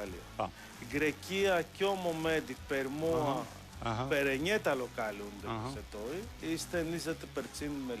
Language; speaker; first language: Albanian; non-native, learner; Greek